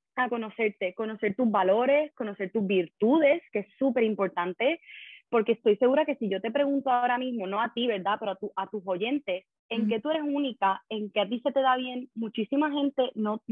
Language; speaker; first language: Spanish; native; Spanish